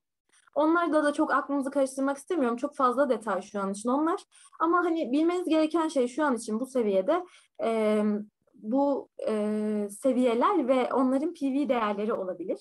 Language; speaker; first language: Turkish; native; Turkish